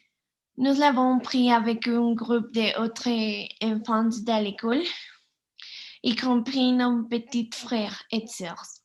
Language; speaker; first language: French; non-native, learner; Spanish